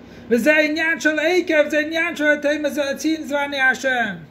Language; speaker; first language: Hebrew; non-native, fluent; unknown